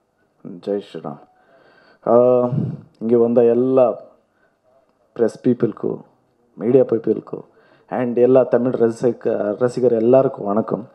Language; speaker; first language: Tamil; non-native, learner; Kannada